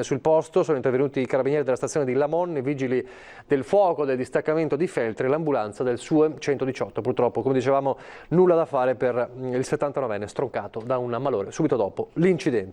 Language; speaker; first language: Italian; native; Italian